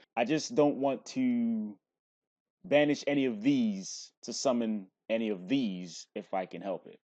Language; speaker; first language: English; native; English